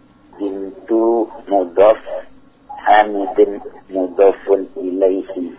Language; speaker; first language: Arabic; non-native, learner; Indonesian